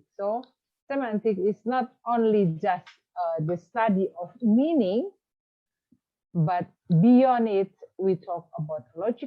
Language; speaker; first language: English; non-native, fluent; Indonesian